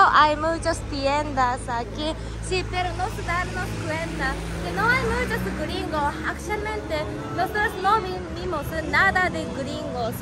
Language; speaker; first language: Spanish; non-native, learner; Japanese